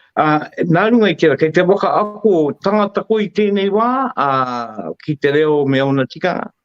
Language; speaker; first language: Māori; native; Māori